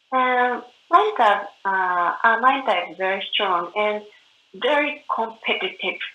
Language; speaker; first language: English; non-native, learner; Japanese